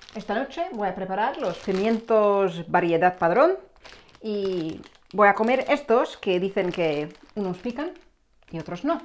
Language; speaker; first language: Spanish; non-native, fluent; English